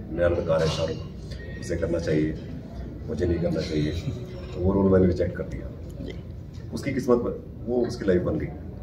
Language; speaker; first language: Hindi; native; Hindi